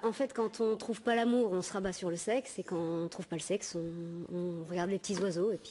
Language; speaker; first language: French; native; French